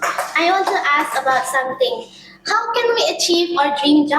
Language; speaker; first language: English; non-native, fluent; Indonesian